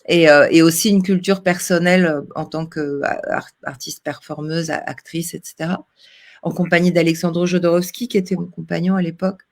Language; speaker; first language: French; native; French